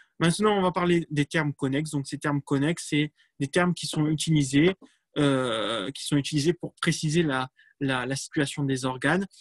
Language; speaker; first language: French; native; French